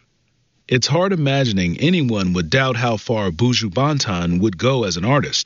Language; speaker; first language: English; native; English